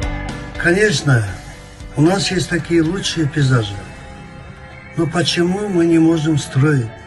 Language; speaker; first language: Russian; non-native, local second language; Kyrgyz